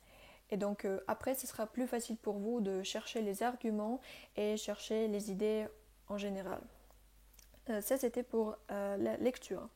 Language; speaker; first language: French; non-native, fluent; Russian